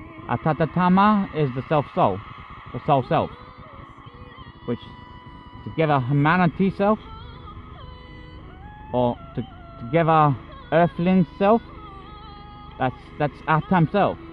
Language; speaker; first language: English; native; English